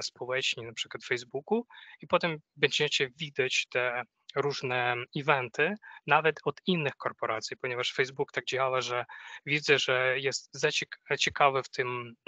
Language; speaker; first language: Polish; non-native, fluent; Ukrainian